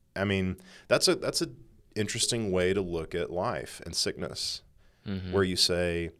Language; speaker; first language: English; native; English